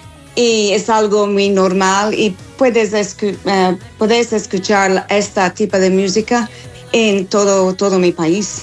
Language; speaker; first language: Spanish; non-native, fluent; English